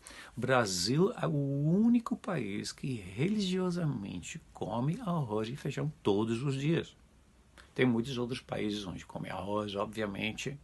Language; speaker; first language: Portuguese; non-native, fluent; Dutch